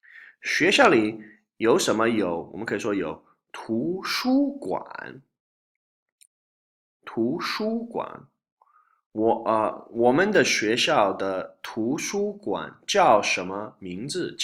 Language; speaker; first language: Chinese; non-native, fluent; English